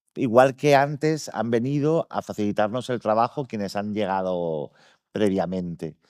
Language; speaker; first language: Spanish; native; Spanish